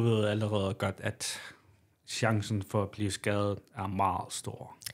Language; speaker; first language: Danish; non-native, local second language; Kalaallisut